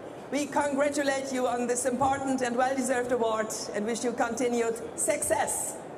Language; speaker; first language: English; non-native, fluent; German